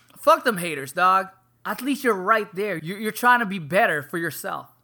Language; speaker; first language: English; non-native, local second language; Filipino